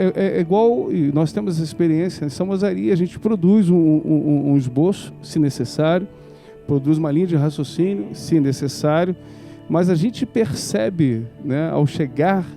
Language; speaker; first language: Portuguese; native; Portuguese